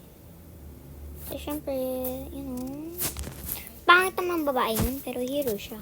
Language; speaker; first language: Filipino; early bilingual, heritage; Filipino